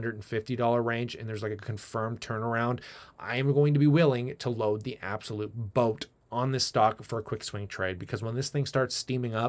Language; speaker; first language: English; native; English